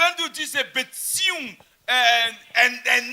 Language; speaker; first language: German; non-native, fluent; French